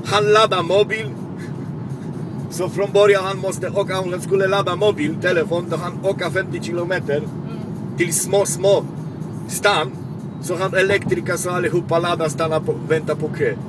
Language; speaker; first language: Swedish; non-native, local second language; Polish